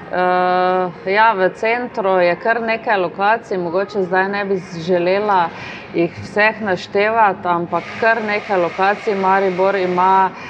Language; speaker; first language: Slovenian; native; Slovenian